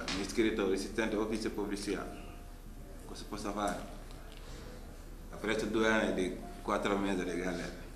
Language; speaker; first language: Italian; non-native, learner; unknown